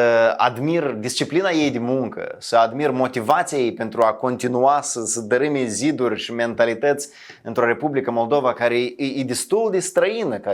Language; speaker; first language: Romanian; native; Romanian